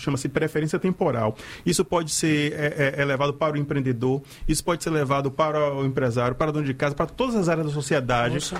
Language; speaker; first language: Portuguese; native; Portuguese